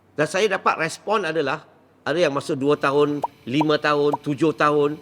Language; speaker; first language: Malay; non-native, local second language; Min Nan Chinese